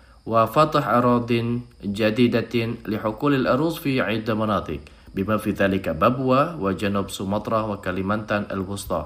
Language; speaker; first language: Arabic; non-native, fluent; Indonesian